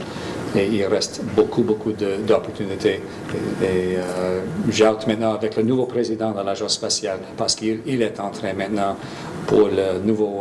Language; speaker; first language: French; non-native, fluent; English